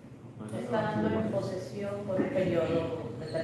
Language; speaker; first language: Spanish; native; Spanish